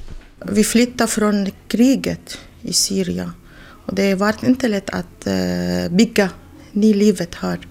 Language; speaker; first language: Swedish; non-native, learner; Arabic